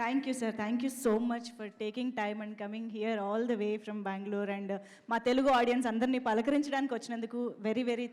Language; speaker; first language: Telugu; native; Telugu